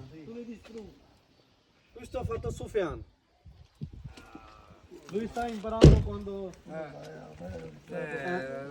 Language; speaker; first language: Italian; non-native, learner; Urdu